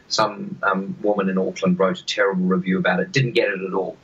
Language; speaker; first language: English; native; English